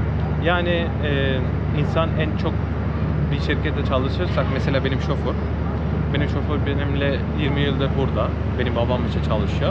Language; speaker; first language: Turkish; non-native, fluent; Bangla